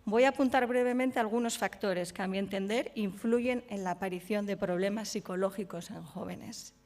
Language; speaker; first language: Spanish; native; Spanish